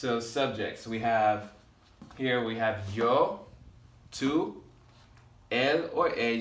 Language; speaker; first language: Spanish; non-native, fluent; English